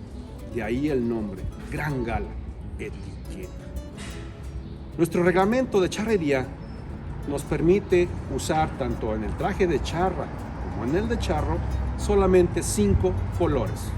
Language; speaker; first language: Spanish; native; Spanish